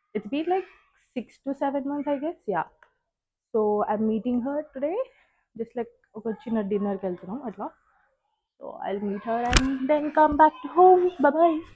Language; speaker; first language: English; non-native, local second language; Telugu